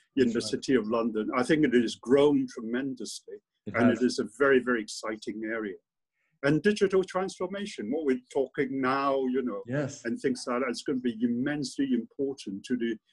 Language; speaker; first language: English; non-native, local second language; Cantonese